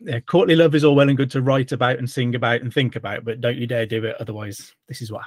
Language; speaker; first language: English; native; English